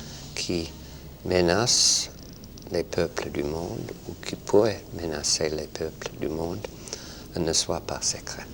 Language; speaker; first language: French; non-native, fluent; English